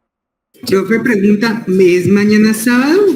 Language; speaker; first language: Spanish; native; Spanish